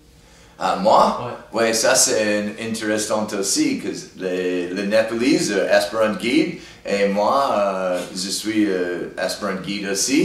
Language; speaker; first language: French; non-native, learner; English